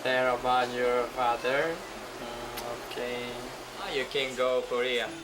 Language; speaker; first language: English; non-native, learner; Korean